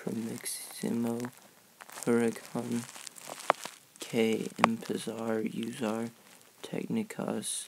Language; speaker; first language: Spanish; non-native, learner; English